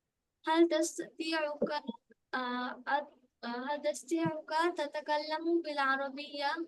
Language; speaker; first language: Arabic; non-native, learner; Bangla